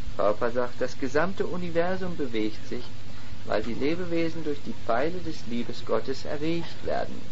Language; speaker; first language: German; native; German